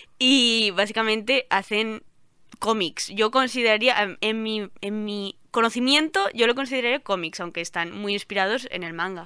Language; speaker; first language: Spanish; non-native, local second language; Catalan